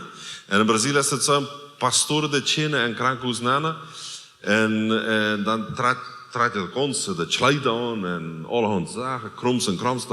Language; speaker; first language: German; non-native, learner; Plautdietsch